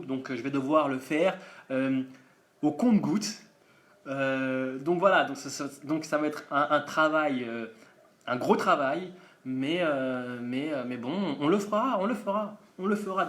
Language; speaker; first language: French; native; French